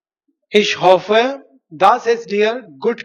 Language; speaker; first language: German; non-native, fluent; Hindi